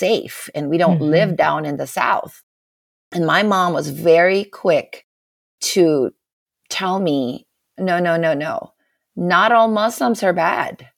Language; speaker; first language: English; non-native, local second language; Filipino